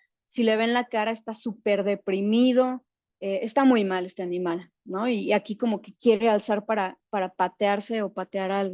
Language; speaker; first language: Spanish; native; Spanish